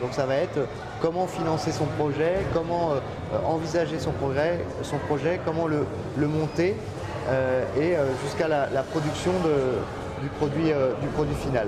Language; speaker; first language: French; native; French